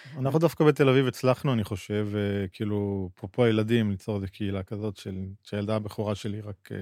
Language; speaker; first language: Hebrew; native; Hebrew